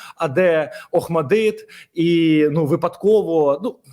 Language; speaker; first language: Ukrainian; native; Ukrainian